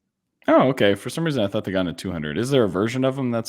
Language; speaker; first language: English; native; English